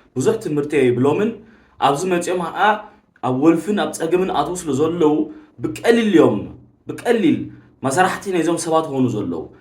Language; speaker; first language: Tigrinya; early bilingual, heritage; Tigrinya